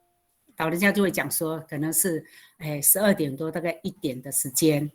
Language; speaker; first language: Chinese; non-native, local second language; Amis